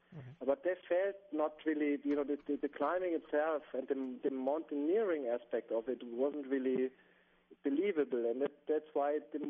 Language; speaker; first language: English; non-native, fluent; German